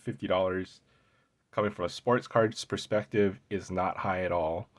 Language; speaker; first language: English; native; English